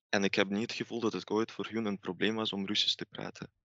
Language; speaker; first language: Dutch; non-native, fluent; Russian